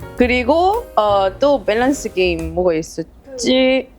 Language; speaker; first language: Korean; non-native, fluent; Arabic